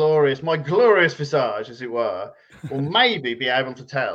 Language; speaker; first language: English; native; English